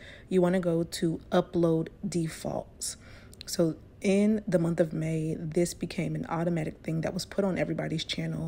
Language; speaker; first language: English; native; English